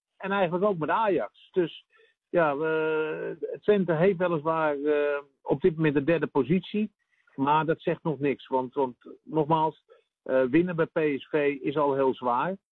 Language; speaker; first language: Dutch; native; Dutch